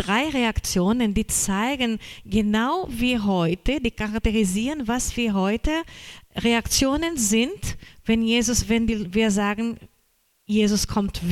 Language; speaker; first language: German; non-native, fluent; Portuguese